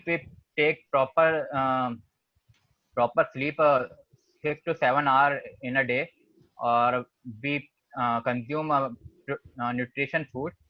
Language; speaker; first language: English; non-native, learner; Hindi